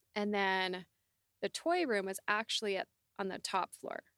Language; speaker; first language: English; native; English